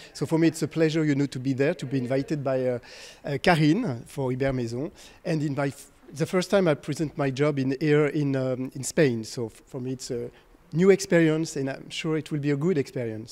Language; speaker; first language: English; non-native, fluent; French